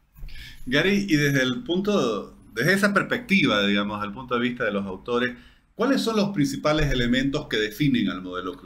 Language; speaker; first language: Spanish; native; Spanish